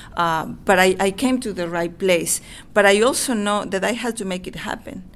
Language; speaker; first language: English; non-native, fluent; Spanish